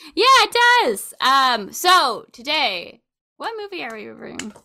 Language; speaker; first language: English; native; English